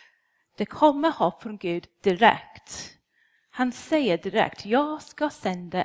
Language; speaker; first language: Swedish; non-native, fluent; English